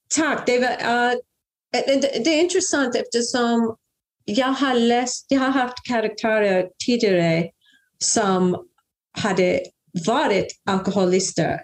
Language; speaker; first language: Swedish; non-native, fluent; English